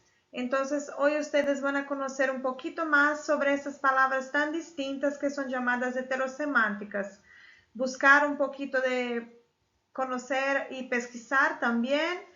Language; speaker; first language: Spanish; non-native, fluent; Portuguese